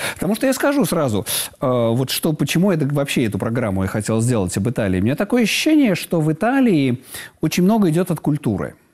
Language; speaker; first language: Russian; native; Russian